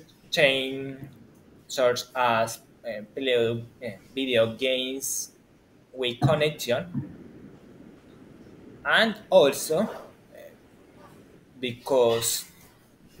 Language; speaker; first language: English; non-native, learner; Spanish